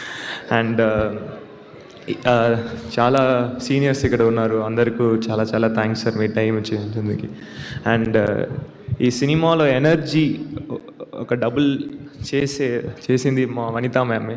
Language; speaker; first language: Telugu; non-native, learner; Tamil